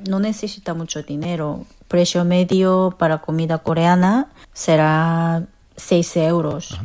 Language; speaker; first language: Spanish; non-native, fluent; Korean